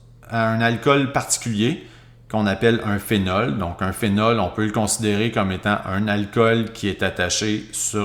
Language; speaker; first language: French; native; French